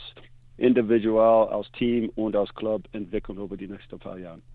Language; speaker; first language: German; non-native, learner; English